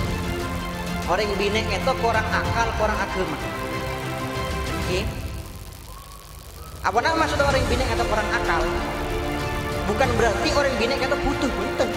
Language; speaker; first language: Indonesian; non-native, local second language; Madurese